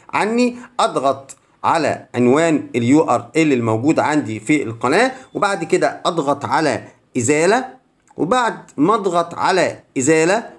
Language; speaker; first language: Arabic; native; Arabic